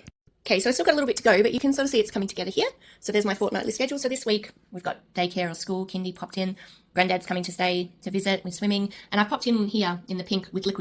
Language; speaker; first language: English; native; English